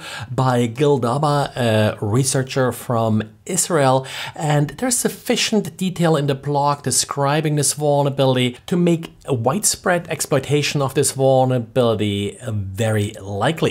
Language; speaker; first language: English; non-native, fluent; German